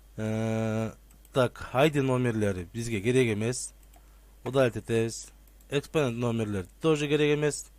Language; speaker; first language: Russian; non-native, local second language; Kyrgyz